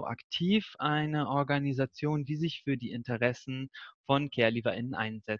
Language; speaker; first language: German; native; German